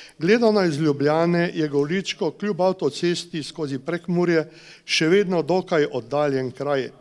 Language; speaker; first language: Slovenian; native; Slovenian